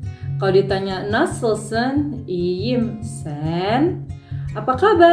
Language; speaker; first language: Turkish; non-native, fluent; Indonesian